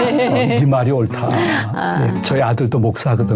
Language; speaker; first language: Korean; native; Korean